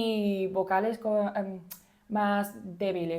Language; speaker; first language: Spanish; non-native, fluent; English